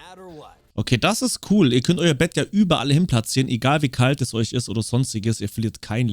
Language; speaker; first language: German; native; German